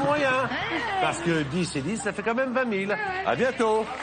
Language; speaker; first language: French; native; French